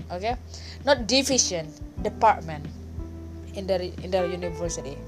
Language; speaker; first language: English; non-native, fluent; Indonesian